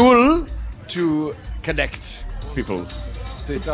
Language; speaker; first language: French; non-native, learner; English